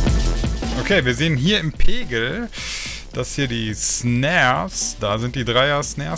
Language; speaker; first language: German; native; German